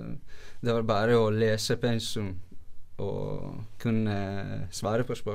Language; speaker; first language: Norwegian; non-native, fluent; Italian